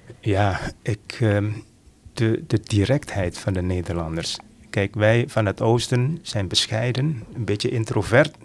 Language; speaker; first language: Dutch; non-native, fluent; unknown